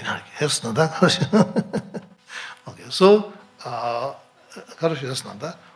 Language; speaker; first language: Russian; non-native, learner; Tibetan